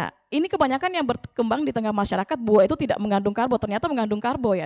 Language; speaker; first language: Indonesian; native; Indonesian